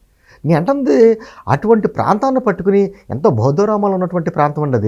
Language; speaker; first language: Telugu; native; Telugu